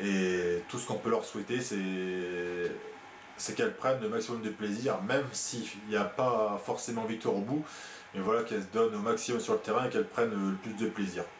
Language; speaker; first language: French; native; French